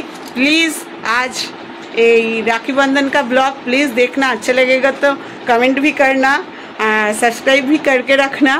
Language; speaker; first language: Hindi; non-native, local second language; Bangla